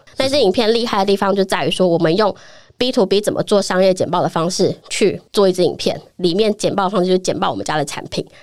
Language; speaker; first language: Chinese; native; Chinese